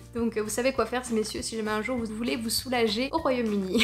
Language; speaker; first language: French; native; French